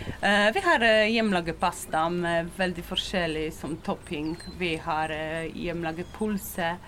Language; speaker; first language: Norwegian; non-native, learner; Polish